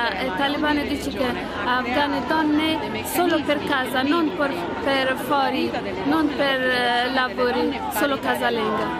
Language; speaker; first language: Italian; non-native, learner; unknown